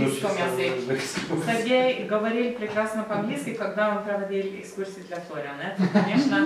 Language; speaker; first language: Russian; non-native, learner; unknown